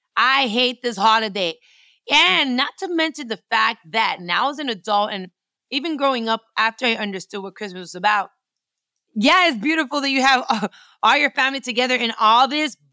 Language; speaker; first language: English; early bilingual, other home language; Spanish